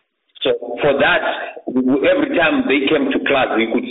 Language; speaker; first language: English; non-native, local second language; Shona